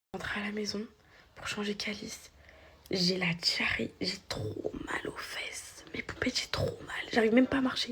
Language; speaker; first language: French; native; French